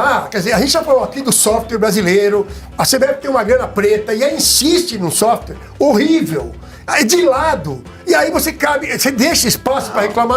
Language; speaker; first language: Portuguese; native; Portuguese